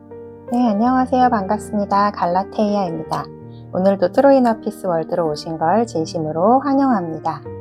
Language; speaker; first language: Korean; native; Korean